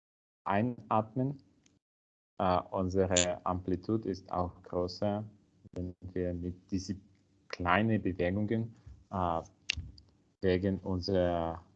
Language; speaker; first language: German; non-native, learner; Italian